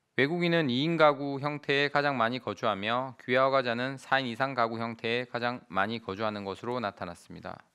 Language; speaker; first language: Korean; native; Korean